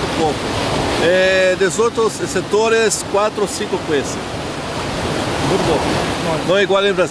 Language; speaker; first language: Italian; non-native, learner; Portuguese